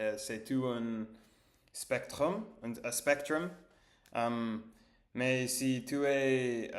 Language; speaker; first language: French; non-native, learner; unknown